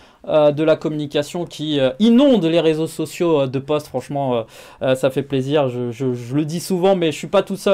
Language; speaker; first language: French; native; French